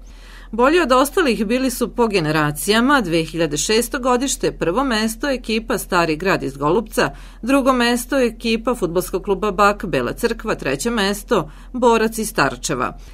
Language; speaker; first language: Serbian; native; Serbian